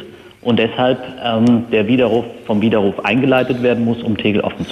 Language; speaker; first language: German; native; German